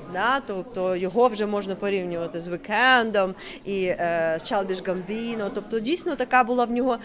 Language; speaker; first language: Ukrainian; non-native, local second language; Crimean Tatar